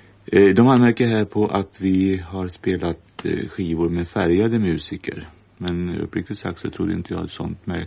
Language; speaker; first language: Swedish; native; Swedish